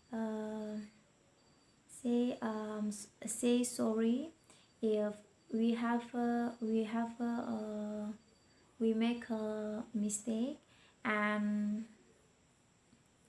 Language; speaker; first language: English; non-native, learner; Indonesian